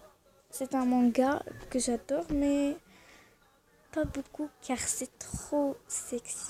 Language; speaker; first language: French; non-native, learner; Arabic